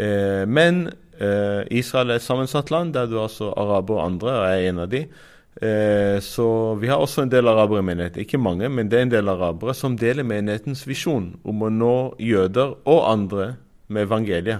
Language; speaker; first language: Norwegian; non-native, fluent; Arabic